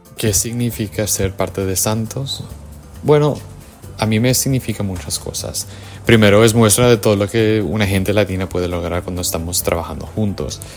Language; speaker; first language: Spanish; early bilingual, heritage; Spanish